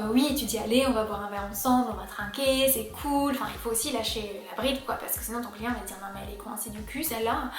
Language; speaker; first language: French; native; French